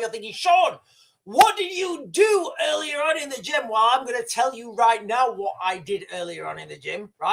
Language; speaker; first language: English; native; English